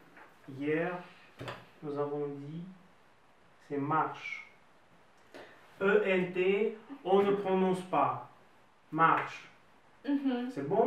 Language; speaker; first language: French; non-native, fluent; Russian